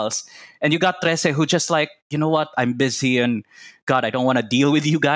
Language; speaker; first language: English; non-native, local second language; Cebuano